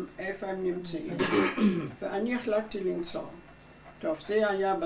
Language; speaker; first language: Hebrew; non-native, fluent; German